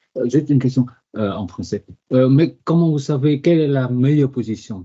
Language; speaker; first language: French; non-native, fluent; Vietnamese